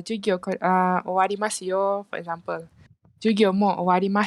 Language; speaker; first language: Japanese; non-native, fluent; Malay